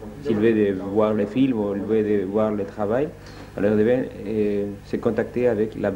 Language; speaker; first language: French; non-native, learner; Spanish